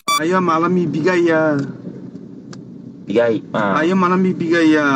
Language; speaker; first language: Filipino; non-native, learner; Chinese